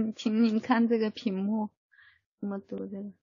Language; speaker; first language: Chinese; native; Chinese